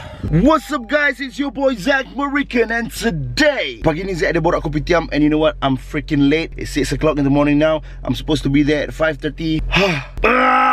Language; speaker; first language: English; non-native, local second language; Malay